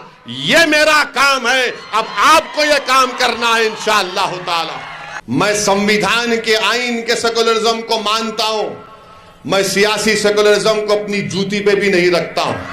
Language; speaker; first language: Urdu; native; Urdu